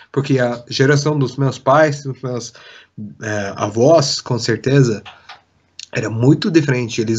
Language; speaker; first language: Portuguese; non-native, fluent; English